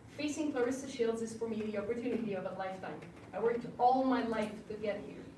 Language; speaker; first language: English; non-native, fluent; French